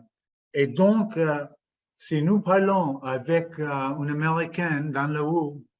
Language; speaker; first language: French; non-native, fluent; English